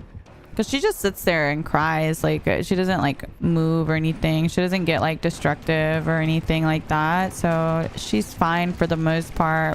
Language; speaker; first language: English; early bilingual, heritage; Spanish